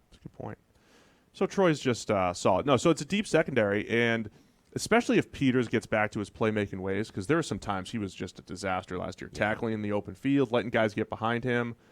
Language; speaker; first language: English; native; English